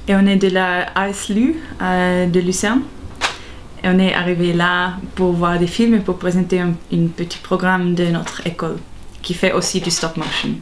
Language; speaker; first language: French; non-native, local second language; German